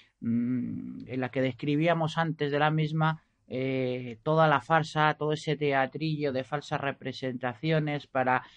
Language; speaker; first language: Spanish; native; Spanish